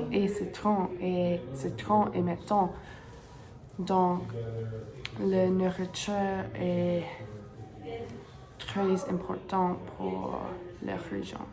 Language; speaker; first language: French; non-native, learner; English